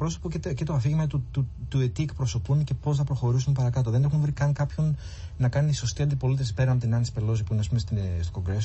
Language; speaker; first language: Greek; native; Greek